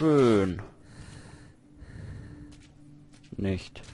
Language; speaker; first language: German; native; German